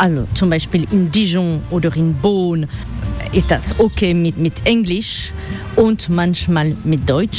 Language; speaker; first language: German; non-native, fluent; French